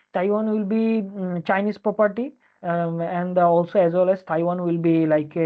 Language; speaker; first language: English; non-native, local second language; Bangla